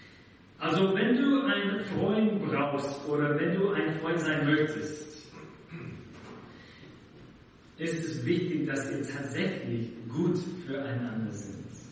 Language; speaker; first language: German; non-native, fluent; English